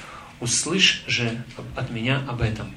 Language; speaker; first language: Russian; native; Russian